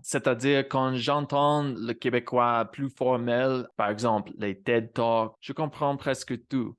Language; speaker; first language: French; non-native, fluent; English